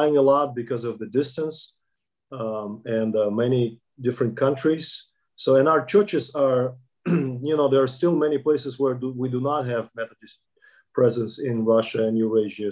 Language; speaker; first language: English; non-native, fluent; Kazakh